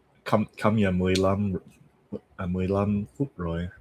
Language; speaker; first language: Vietnamese; non-native, learner; English